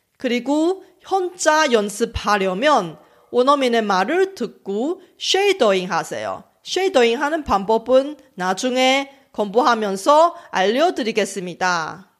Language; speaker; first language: Korean; non-native, local second language; Chinese